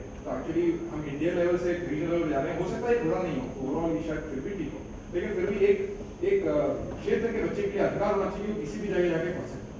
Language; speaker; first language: Hindi; native; Hindi